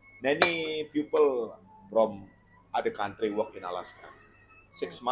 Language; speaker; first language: English; non-native, learner; Indonesian